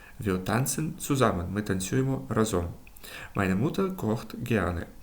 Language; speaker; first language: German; non-native, fluent; Ukrainian